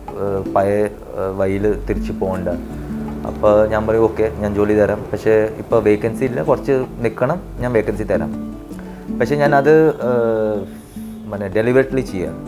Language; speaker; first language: Malayalam; early bilingual, heritage; Malayalam